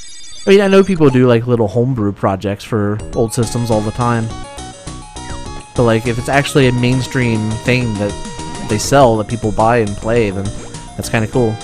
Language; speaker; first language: English; native; English